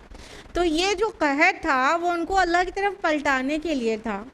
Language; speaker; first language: Urdu; native; Urdu